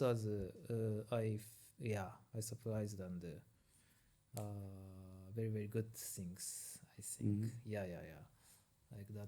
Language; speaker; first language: English; non-native, learner; Japanese